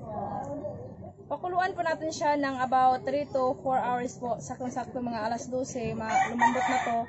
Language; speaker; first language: Filipino; non-native, local second language; Cebuano